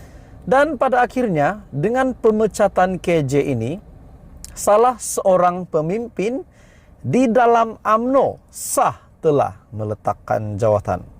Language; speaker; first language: Malay; native; Malay